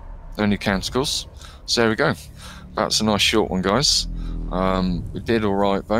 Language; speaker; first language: English; native; English